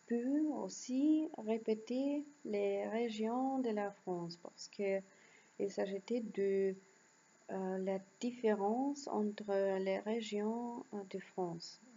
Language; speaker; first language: French; non-native, learner; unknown